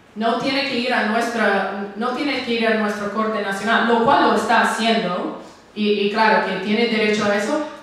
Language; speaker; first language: Spanish; non-native, fluent; English